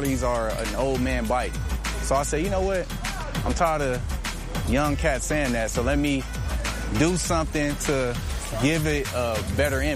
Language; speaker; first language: English; non-native, fluent; Vietnamese